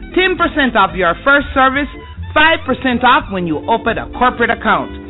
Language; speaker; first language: English; native; English